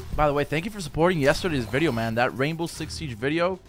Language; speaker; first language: English; native; English